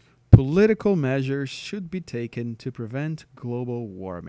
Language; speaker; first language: English; non-native, fluent; Portuguese